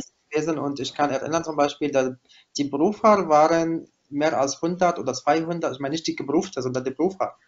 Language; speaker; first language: German; non-native, fluent; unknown